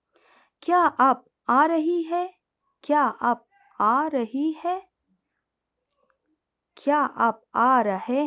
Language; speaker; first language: Hindi; non-native, fluent; Persian